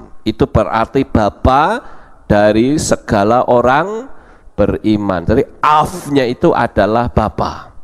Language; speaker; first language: Indonesian; native; Indonesian